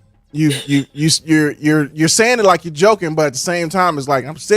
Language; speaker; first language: English; native; English